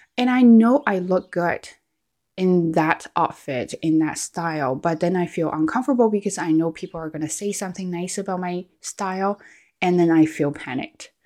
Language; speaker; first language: English; non-native, fluent; Chinese